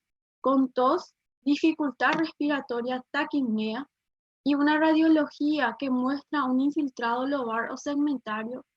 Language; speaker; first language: Spanish; native; Spanish